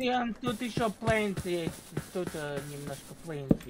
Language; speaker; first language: Russian; non-native, learner; English